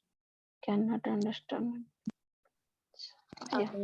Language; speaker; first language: English; non-native, learner; Hindi